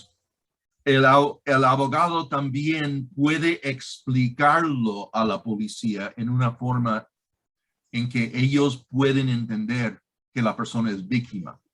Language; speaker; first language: Spanish; non-native, fluent; English